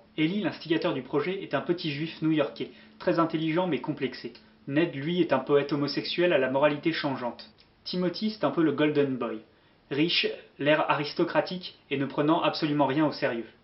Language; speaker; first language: French; native; French